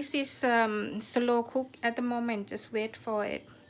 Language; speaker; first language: English; non-native, learner; Thai